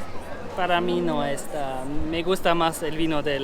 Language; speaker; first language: Spanish; non-native, learner; German